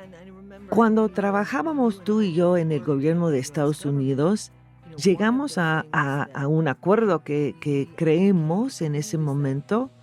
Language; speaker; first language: Spanish; non-native, fluent; English